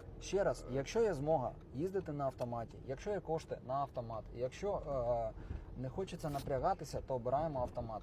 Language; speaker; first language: Ukrainian; native; Ukrainian